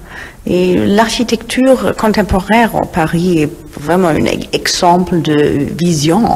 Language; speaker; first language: French; non-native, fluent; German